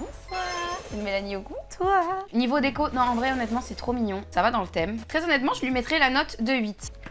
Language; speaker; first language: French; native; French